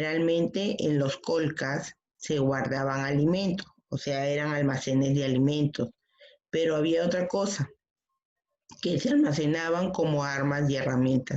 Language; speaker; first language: Spanish; native; Spanish